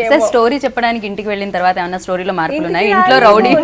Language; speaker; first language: Telugu; native; Telugu